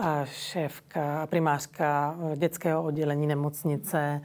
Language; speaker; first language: Czech; native; Czech